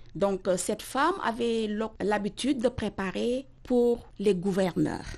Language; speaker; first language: French; non-native, local second language; Wolof